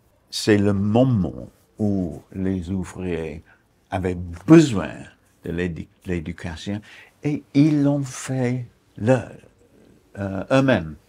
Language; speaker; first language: French; non-native, fluent; English